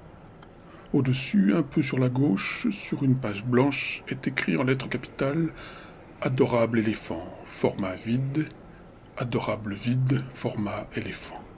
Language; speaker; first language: French; native; French